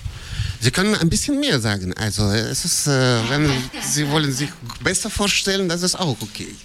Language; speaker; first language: German; non-native, fluent; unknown